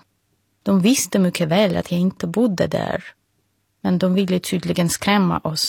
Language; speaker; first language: Swedish; non-native, fluent; Russian